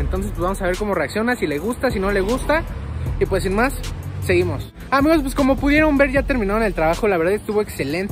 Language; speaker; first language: Spanish; native; Spanish